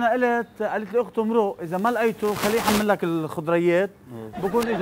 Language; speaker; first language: Arabic; native; Arabic